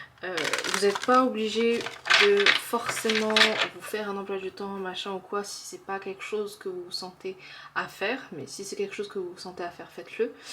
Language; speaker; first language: French; native; French